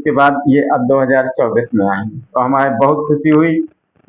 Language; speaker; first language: Hindi; native; Hindi